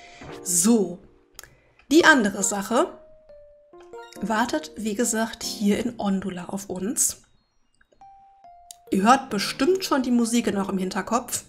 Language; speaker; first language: German; native; German